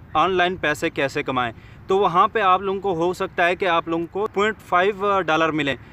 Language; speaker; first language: Urdu; native; Urdu